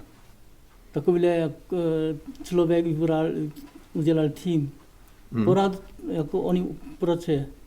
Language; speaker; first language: Czech; non-native, learner; Korean